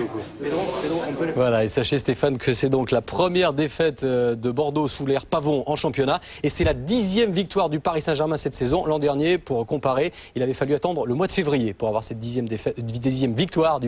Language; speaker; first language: French; native; French